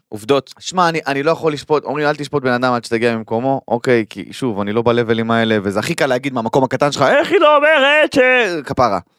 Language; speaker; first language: Hebrew; native; Hebrew